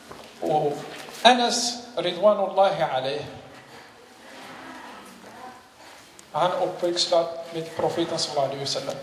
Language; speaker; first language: Swedish; non-native, learner; Arabic